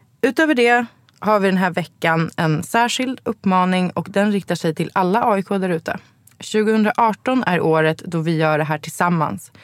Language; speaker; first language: Swedish; native; Swedish